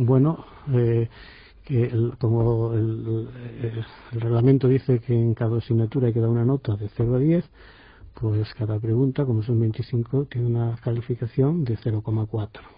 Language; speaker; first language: Spanish; native; Spanish